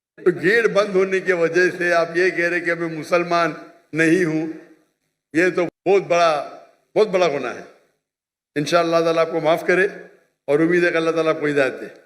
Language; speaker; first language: Urdu; non-native, local second language; Konkani